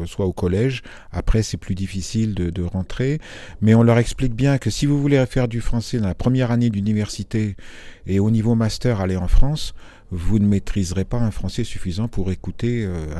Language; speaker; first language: French; native; French